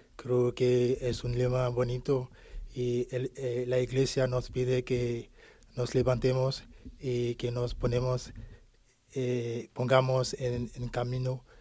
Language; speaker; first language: Spanish; non-native, learner; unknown